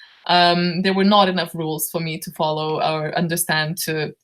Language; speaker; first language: English; non-native, fluent; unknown